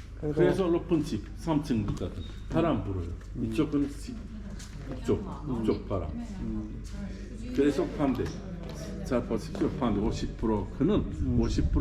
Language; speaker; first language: Korean; non-native, learner; Uzbek